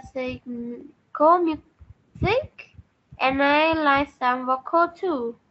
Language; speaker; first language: English; non-native, learner; Vietnamese